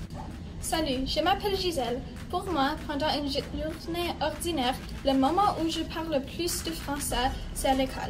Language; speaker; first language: French; non-native, local second language; English